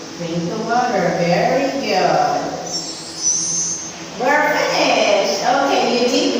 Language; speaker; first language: English; non-native, fluent; Vietnamese